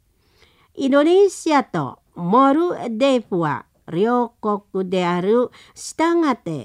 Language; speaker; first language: Japanese; non-native, learner; Indonesian